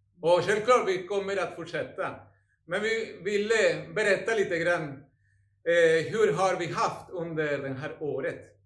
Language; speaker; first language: Swedish; non-native, fluent; Spanish